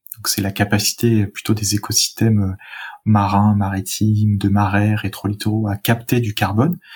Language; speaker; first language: French; native; French